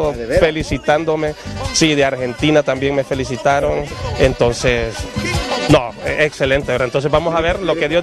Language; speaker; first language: Spanish; native; Spanish